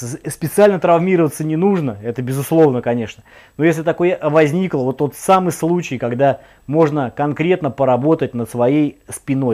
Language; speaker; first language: Russian; native; Russian